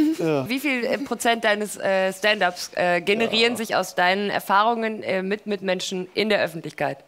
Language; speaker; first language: German; native; German